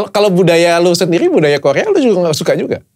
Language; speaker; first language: Indonesian; native; Indonesian